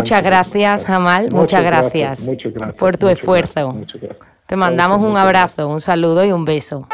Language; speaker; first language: Spanish; native; Spanish